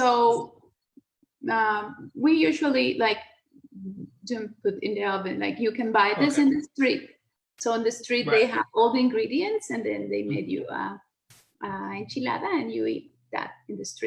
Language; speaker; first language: English; non-native, learner; Spanish